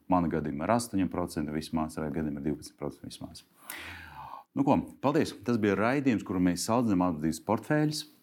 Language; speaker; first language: Latvian; non-native, local second language; Russian